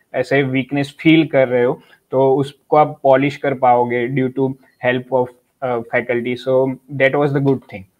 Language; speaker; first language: Hindi; non-native, local second language; Gujarati